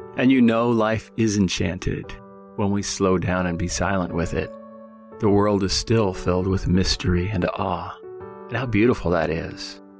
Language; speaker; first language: English; native; English